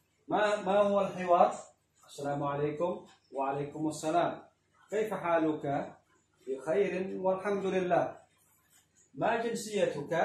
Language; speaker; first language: Arabic; non-native, fluent; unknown